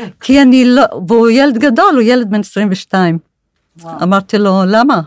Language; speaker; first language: Hebrew; non-native, local second language; Arabic